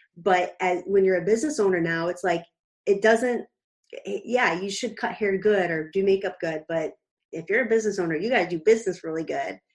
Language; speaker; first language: English; native; English